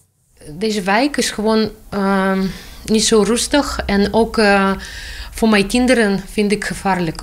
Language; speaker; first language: Dutch; non-native, local second language; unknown